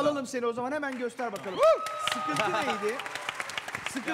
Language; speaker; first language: Turkish; native; Turkish